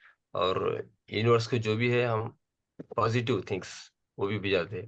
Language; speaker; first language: Hindi; native; Hindi